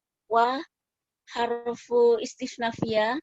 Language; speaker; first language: Arabic; non-native, learner; Indonesian